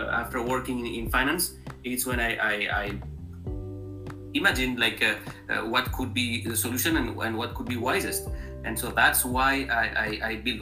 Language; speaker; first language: English; non-native, fluent; French